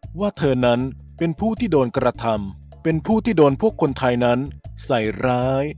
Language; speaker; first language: Thai; native; Thai